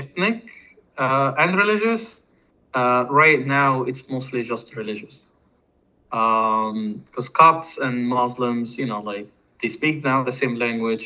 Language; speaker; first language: English; non-native, fluent; Arabic